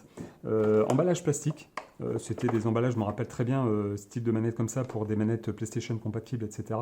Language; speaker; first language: French; native; French